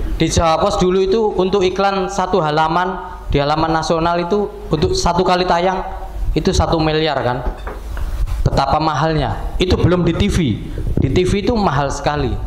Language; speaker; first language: Indonesian; native; Indonesian